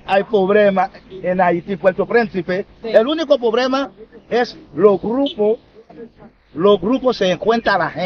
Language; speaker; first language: Spanish; non-native, learner; Haitian Creole